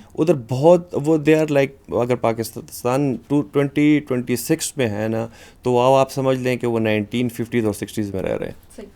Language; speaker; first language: Urdu; non-native, local second language; Pashto